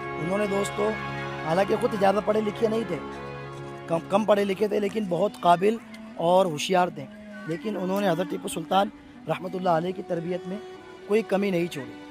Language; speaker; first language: Urdu; native; Urdu